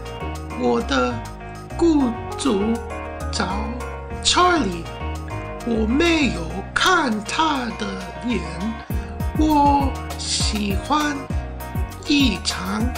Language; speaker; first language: Chinese; non-native, learner; English